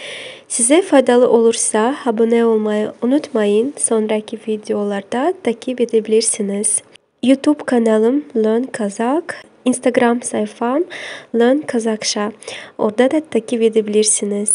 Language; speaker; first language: Turkish; non-native, fluent; Kazakh